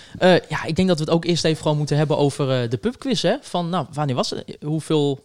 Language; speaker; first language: Dutch; native; Dutch